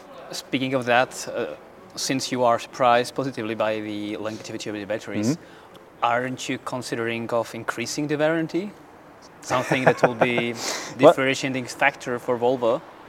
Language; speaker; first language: English; non-native, fluent; Czech